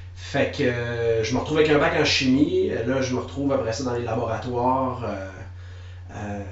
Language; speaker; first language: French; native; French